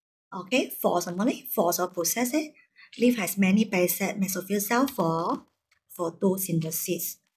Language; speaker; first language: English; non-native, local second language; Chinese